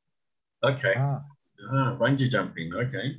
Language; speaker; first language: English; non-native, learner; Spanish